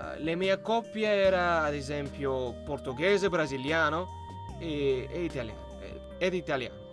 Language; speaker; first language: Italian; non-native, learner; Russian